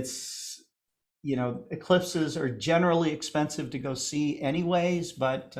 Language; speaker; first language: English; native; English